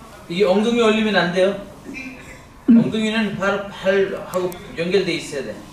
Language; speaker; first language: Korean; non-native, learner; Hindi